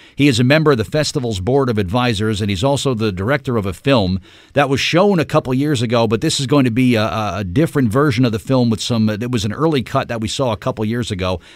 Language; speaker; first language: English; native; English